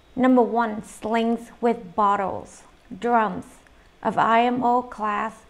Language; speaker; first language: English; non-native, fluent; Vietnamese